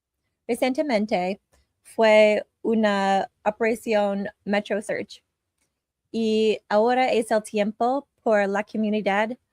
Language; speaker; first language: Spanish; non-native, learner; English